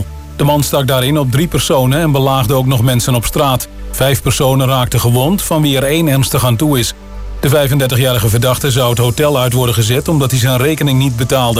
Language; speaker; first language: Dutch; native; Dutch